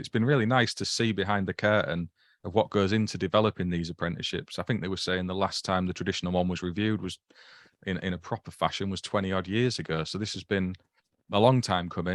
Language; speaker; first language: English; native; English